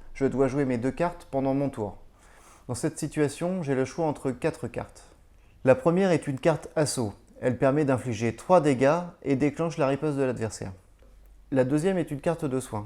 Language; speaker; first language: French; native; French